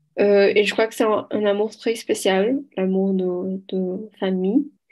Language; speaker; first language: French; non-native, learner; Portuguese